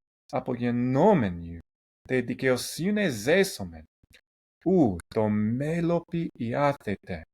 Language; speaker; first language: Greek; non-native, fluent; English